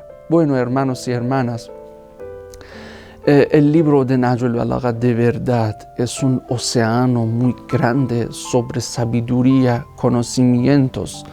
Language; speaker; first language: Spanish; non-native, fluent; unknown